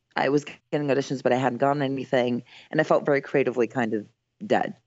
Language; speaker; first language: English; early bilingual, other home language; Greek